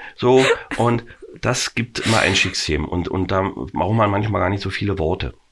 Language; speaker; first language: German; native; German